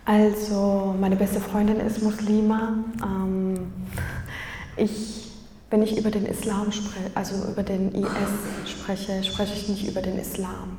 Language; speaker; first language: German; early bilingual, other home language; Kurdish